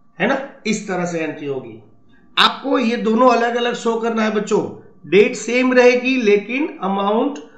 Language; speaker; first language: Hindi; non-native, local second language; Gujarati